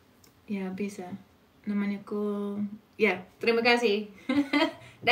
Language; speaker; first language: Indonesian; non-native, fluent; English